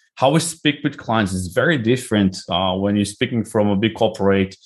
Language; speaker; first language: English; non-native, fluent; Hebrew